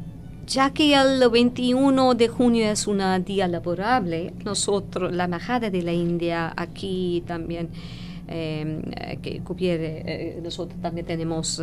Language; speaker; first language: Spanish; non-native, fluent; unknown